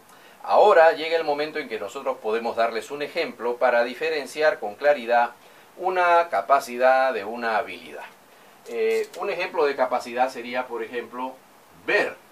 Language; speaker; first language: Spanish; native; Spanish